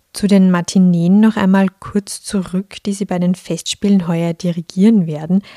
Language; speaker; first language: German; native; German